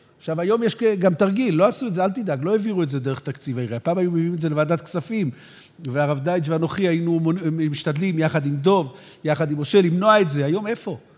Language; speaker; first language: Hebrew; native; Hebrew